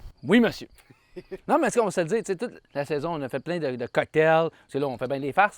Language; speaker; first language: French; native; French